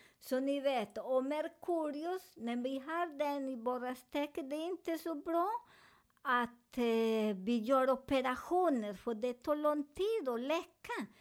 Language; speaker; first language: Swedish; non-native, learner; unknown